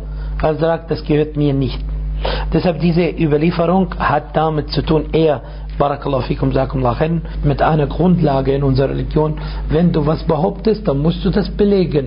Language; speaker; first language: German; non-native, fluent; Arabic